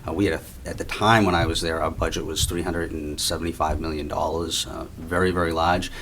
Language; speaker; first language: English; native; English